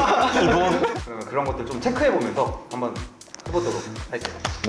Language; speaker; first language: Korean; native; Korean